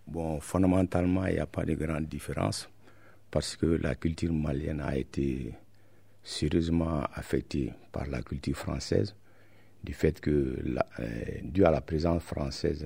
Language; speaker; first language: French; non-native, local second language; Bambara